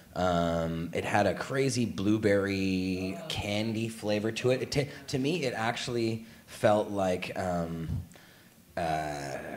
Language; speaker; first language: English; native; English